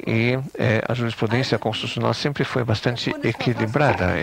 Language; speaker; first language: Portuguese; non-native, fluent; German